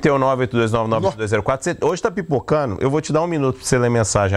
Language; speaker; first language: Portuguese; native; Portuguese